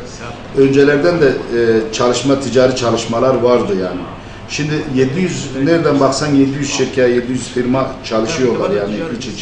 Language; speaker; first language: Turkish; non-native, fluent; Arabic